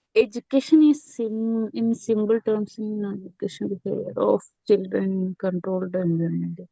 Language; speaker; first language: English; non-native, local second language; Malayalam